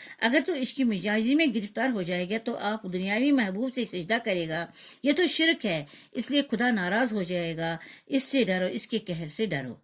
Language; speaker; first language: Urdu; non-native, local second language; Kashmiri